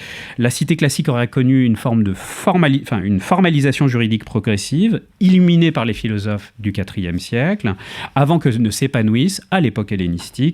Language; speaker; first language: French; native; French